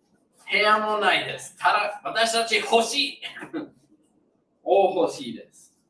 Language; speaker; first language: Japanese; non-native, fluent; English